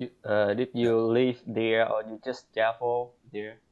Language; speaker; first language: English; non-native, learner; Vietnamese